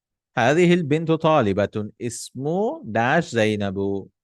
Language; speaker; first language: Arabic; non-native, fluent; Urdu